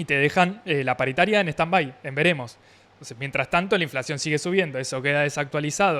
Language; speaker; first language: Spanish; native; Spanish